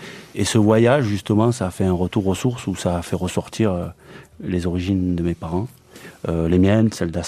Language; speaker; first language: French; early bilingual, other home language; Arabic